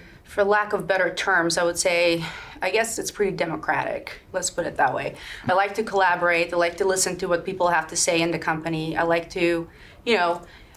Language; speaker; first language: English; non-native, fluent; Swedish